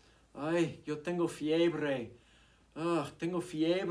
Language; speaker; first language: Spanish; non-native, fluent; English